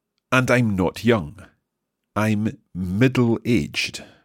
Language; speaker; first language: English; native; English